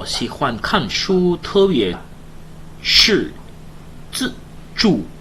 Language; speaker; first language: Chinese; non-native, learner; English